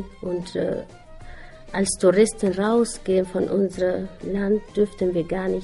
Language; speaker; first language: German; non-native, learner; Albanian